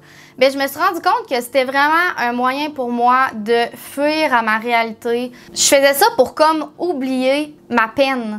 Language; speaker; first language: French; native; French